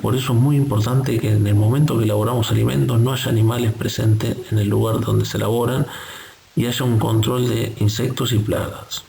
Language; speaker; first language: Spanish; native; Spanish